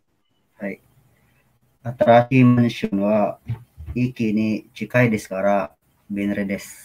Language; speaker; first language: Japanese; non-native, learner; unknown